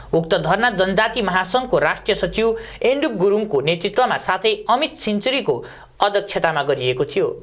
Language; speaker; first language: Nepali; native; Nepali